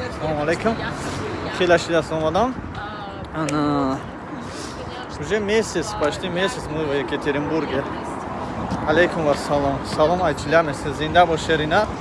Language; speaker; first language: Russian; non-native, fluent; Tajik